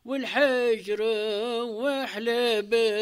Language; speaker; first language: Arabic; native; Arabic